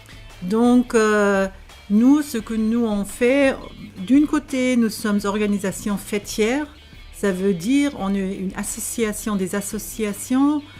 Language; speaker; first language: French; non-native, fluent; German